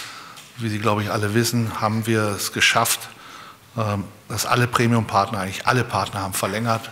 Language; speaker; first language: German; native; German